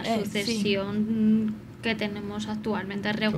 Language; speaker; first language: Spanish; native; Spanish